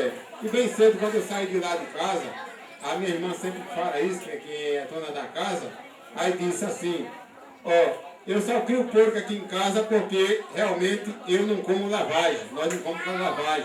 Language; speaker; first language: Portuguese; native; Portuguese